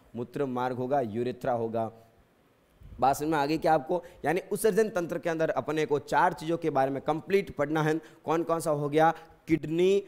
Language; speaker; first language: Hindi; native; Hindi